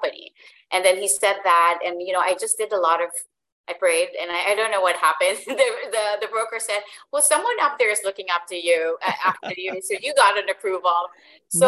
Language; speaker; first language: English; non-native, local second language; Filipino